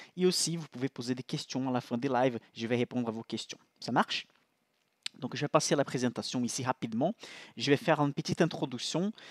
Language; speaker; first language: French; non-native, fluent; Portuguese